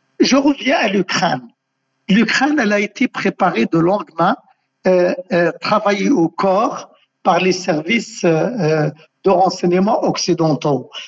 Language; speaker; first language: French; non-native, local second language; Arabic